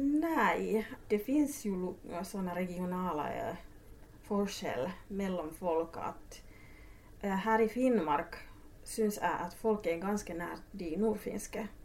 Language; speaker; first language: Swedish; non-native, local second language; Finnish